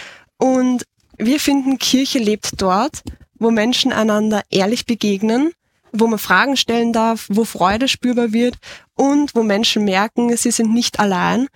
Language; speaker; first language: German; native; German